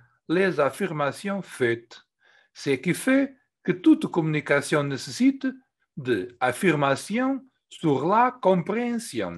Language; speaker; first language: French; non-native, fluent; Portuguese